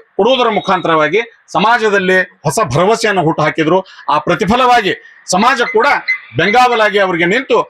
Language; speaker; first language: Kannada; non-native, local second language; Lambadi